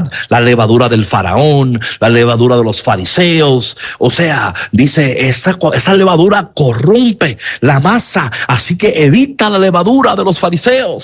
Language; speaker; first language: Spanish; native; Spanish